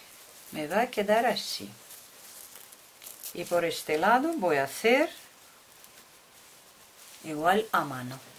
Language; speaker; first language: Spanish; non-native, fluent; Russian